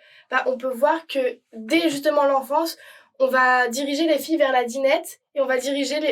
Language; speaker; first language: French; native; French